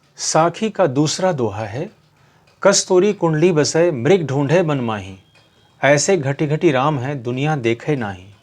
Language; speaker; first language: Hindi; native; Hindi